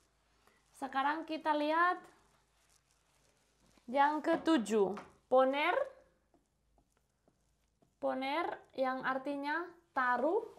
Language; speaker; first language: Indonesian; non-native, fluent; Spanish